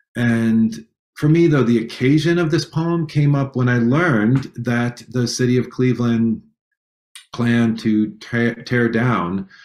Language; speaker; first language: English; native; English